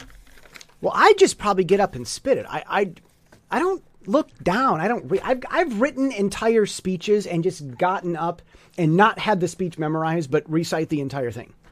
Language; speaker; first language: English; native; English